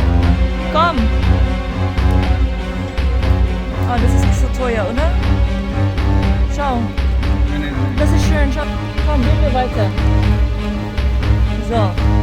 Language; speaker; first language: German; non-native, learner; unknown